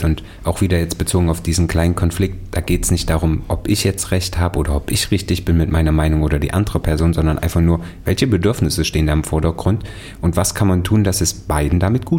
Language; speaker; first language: German; native; German